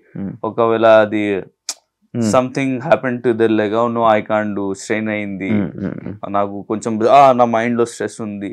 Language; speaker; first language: Telugu; non-native, learner; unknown